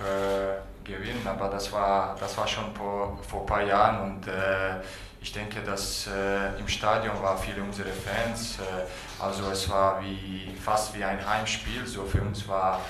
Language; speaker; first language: German; non-native, fluent; Bosnian